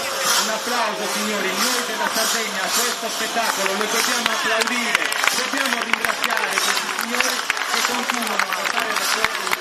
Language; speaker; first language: Italian; native; Italian